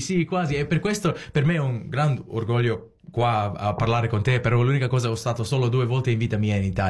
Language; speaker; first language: Italian; early bilingual, heritage; Italian